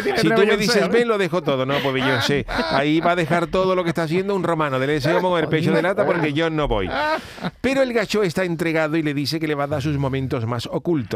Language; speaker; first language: Spanish; native; Spanish